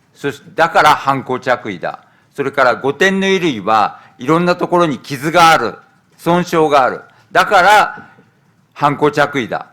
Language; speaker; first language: Japanese; native; Japanese